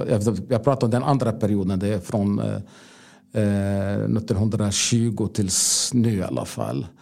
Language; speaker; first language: Swedish; non-native, fluent; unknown